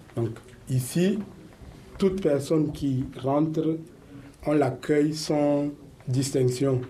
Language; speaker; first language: French; native; French